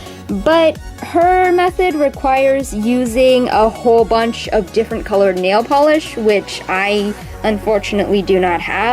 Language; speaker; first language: English; native; English